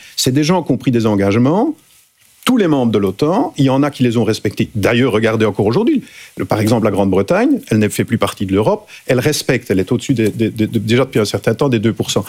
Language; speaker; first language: French; native; French